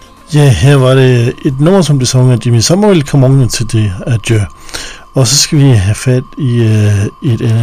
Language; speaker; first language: Danish; native; Danish